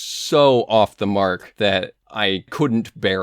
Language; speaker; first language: English; native; English